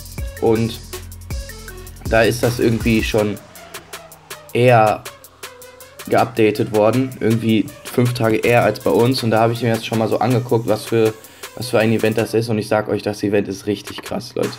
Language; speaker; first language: German; native; German